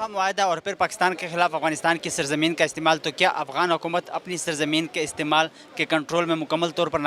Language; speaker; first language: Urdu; non-native, local second language; Pashto